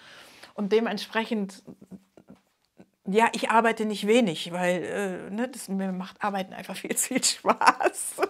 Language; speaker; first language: German; native; German